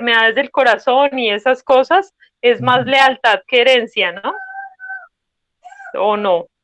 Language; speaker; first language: Spanish; native; Spanish